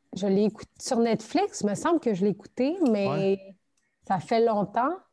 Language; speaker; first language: French; early bilingual, other home language; Turkish